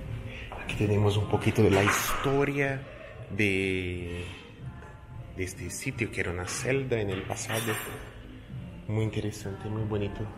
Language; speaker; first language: Spanish; non-native, fluent; Portuguese